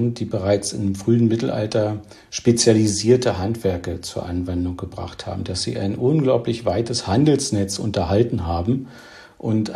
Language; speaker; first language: German; native; German